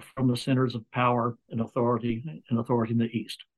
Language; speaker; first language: English; native; English